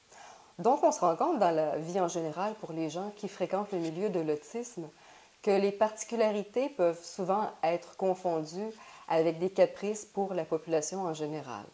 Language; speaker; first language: French; native; French